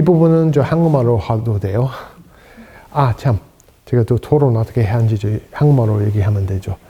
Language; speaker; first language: Korean; non-native, fluent; English